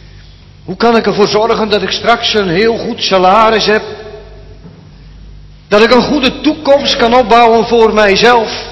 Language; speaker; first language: Dutch; native; Dutch